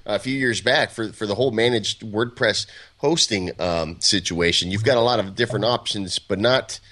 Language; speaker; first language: English; native; English